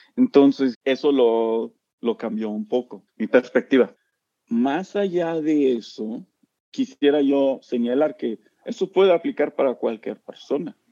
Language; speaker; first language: Spanish; non-native, fluent; English